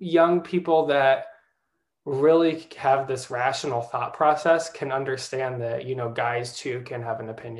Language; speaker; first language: English; native; English